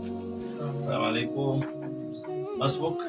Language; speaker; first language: Arabic; non-native, fluent; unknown